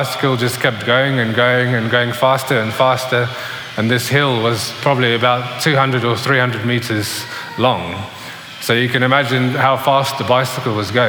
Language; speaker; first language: English; native; English